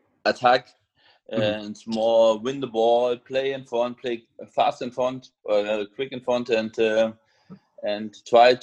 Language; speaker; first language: English; non-native, learner; German